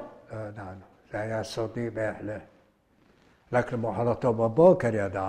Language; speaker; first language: Hebrew; early bilingual, other home language; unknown